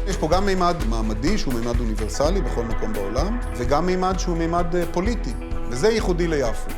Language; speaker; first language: Hebrew; native; Hebrew